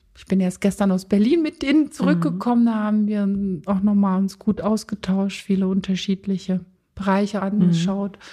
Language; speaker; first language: German; early bilingual, other home language; Turkish